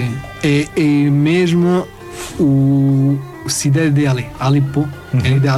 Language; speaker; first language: Portuguese; non-native, learner; Arabic